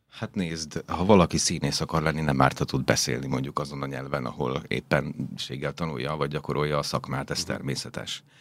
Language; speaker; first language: Hungarian; native; Hungarian